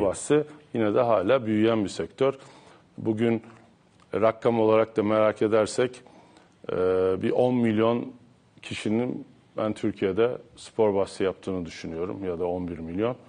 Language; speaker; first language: Turkish; native; Turkish